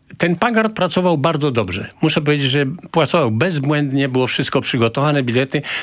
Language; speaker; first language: Polish; native; Polish